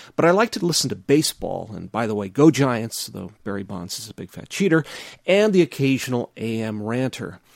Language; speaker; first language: English; native; English